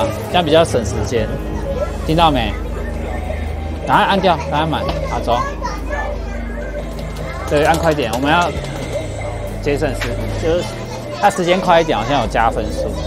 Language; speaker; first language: Chinese; native; Chinese